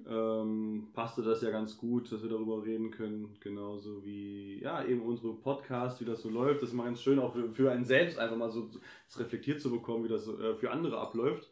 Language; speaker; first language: German; native; German